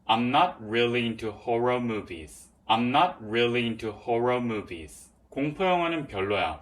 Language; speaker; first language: English; non-native, fluent; Korean